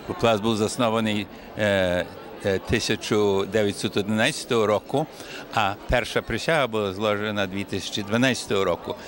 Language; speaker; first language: Ukrainian; early bilingual, heritage; Ukrainian